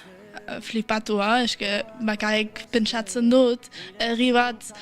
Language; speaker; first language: Basque; early bilingual, heritage; Basque